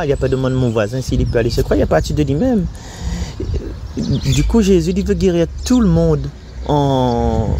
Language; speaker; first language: French; non-native, local second language; Réunion Creole French